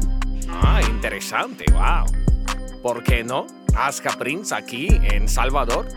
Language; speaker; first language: Spanish; non-native, learner; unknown